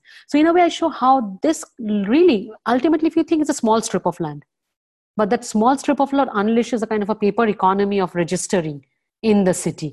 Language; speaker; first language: English; non-native, local second language; Bangla